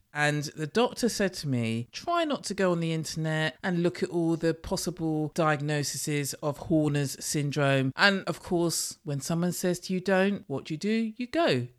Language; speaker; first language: English; native; English